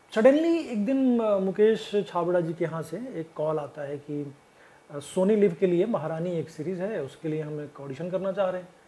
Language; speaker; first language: Hindi; native; Hindi